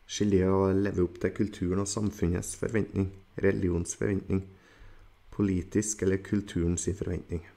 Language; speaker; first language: Norwegian; native; Norwegian